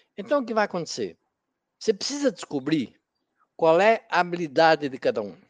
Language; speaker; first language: Portuguese; native; Portuguese